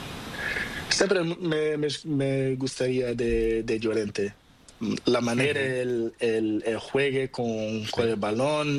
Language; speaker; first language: Spanish; non-native, learner; Portuguese